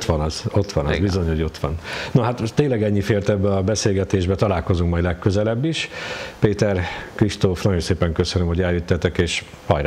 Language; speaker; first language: Hungarian; native; Hungarian